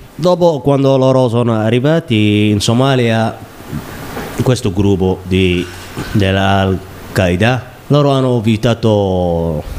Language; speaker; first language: Italian; non-native, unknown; Somali